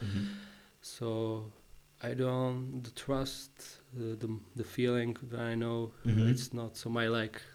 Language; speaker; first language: English; non-native, learner; Czech